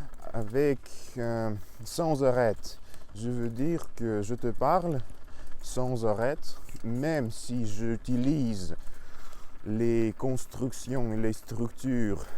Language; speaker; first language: French; non-native, learner; Russian